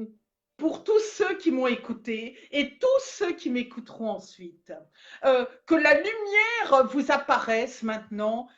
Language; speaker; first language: French; native; French